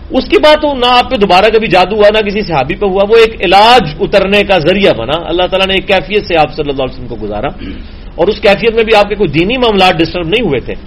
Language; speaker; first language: Urdu; non-native, local second language; Punjabi